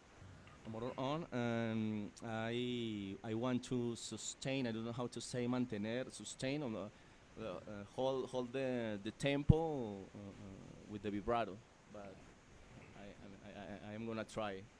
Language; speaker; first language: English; non-native, learner; Spanish